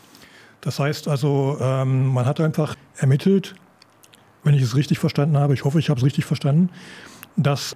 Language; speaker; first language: German; native; German